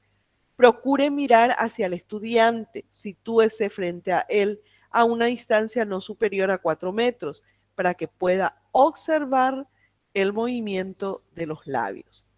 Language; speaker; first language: Spanish; native; Spanish